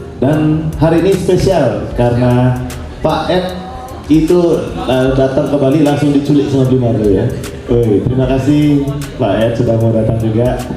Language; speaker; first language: Indonesian; native; Indonesian